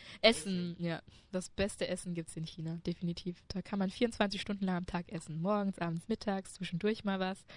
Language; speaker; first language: German; early bilingual, other home language; Chinese